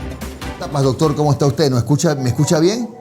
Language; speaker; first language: Spanish; native; Spanish